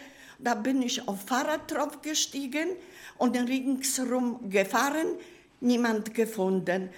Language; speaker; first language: German; non-native, learner; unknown